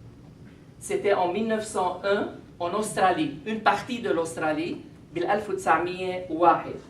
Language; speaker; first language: French; non-native, fluent; Arabic